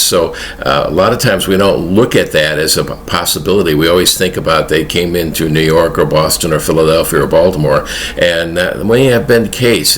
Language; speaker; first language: English; native; English